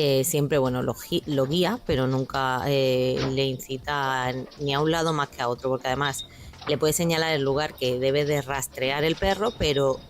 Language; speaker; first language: Spanish; native; Spanish